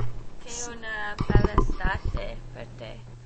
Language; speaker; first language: Italian; non-native, learner; English